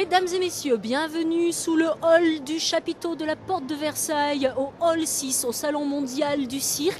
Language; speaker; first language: French; native; French